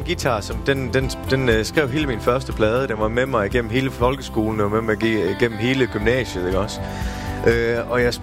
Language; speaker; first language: Danish; native; Danish